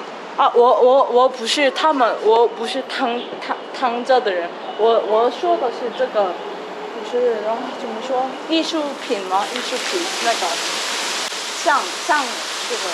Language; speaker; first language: Chinese; non-native, learner; Korean